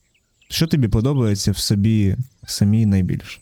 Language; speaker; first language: Ukrainian; native; Ukrainian